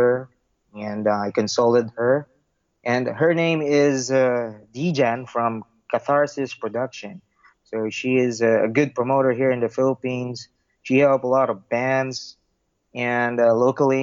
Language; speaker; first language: English; non-native, local second language; Filipino